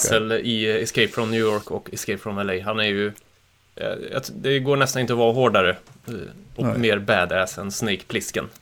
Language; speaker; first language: Swedish; native; Swedish